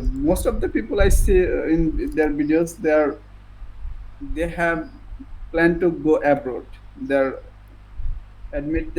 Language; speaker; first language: English; non-native, learner; Bangla